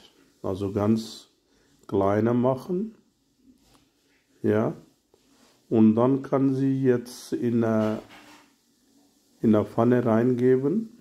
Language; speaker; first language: German; non-native, learner; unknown